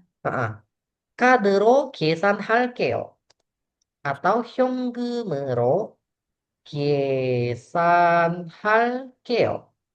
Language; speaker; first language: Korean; non-native, fluent; Indonesian